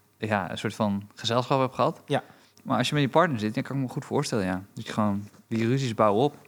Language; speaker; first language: Dutch; early bilingual, other home language; Romanian